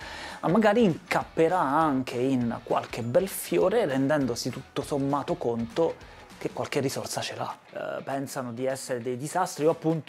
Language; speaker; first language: Italian; native; Italian